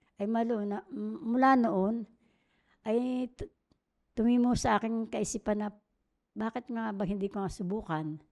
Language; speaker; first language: Filipino; native; Filipino